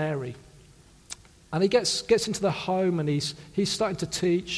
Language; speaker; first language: English; native; English